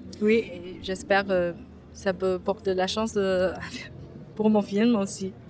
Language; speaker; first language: French; non-native, fluent; Chinese